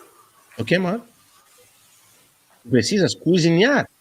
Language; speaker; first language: Portuguese; non-native, fluent; French